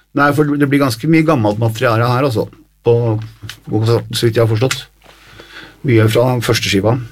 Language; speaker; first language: Norwegian; native; Norwegian